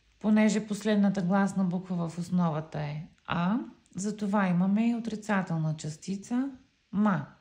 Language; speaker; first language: Bulgarian; non-native, local second language; Turkish